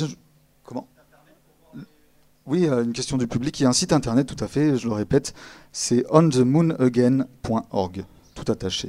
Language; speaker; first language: French; native; French